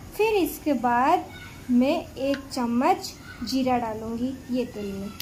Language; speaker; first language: Hindi; non-native, local second language; Bangla